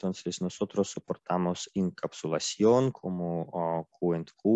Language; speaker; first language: Spanish; non-native, fluent; Russian